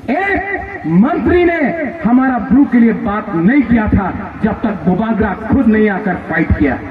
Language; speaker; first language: Hindi; non-native, local second language; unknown